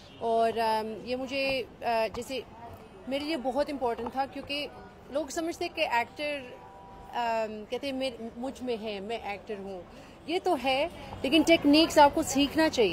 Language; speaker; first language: Hindi; early bilingual, heritage; Hindi